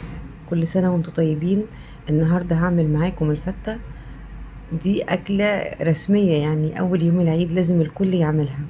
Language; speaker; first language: Arabic; native; Arabic